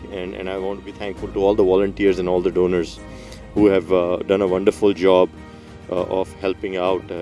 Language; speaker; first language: English; native; English